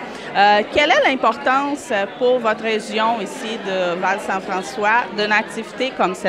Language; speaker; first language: French; native; French